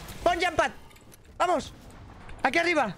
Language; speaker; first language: Spanish; native; Spanish